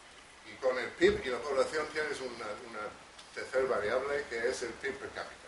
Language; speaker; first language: Spanish; non-native, fluent; English